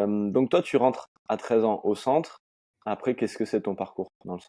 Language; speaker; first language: French; native; French